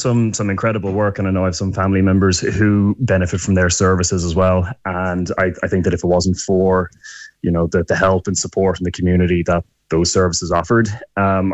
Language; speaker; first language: English; native; English